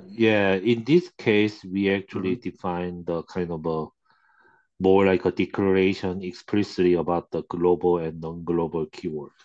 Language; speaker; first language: English; non-native, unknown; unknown